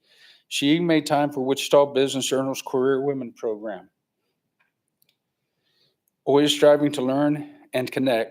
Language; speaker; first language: English; native; English